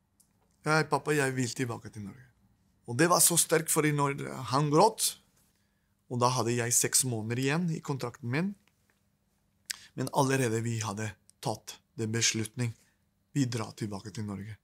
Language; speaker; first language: Norwegian; non-native, fluent; Spanish